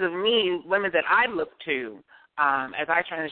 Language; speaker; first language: English; native; English